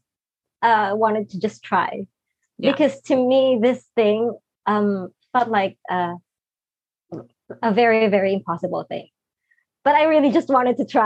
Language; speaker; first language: English; non-native, local second language; Filipino